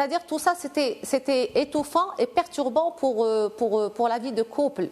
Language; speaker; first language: French; non-native, local second language; Arabic